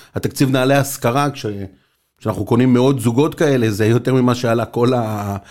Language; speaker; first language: Hebrew; native; Hebrew